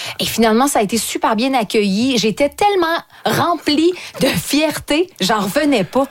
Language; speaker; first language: French; native; French